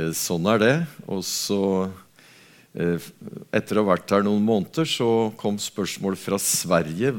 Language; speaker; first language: Norwegian; native; Norwegian